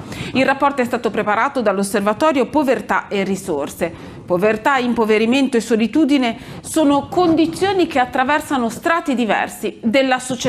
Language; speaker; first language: Italian; native; Italian